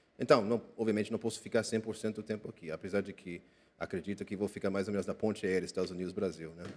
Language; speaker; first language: Portuguese; non-native, fluent; English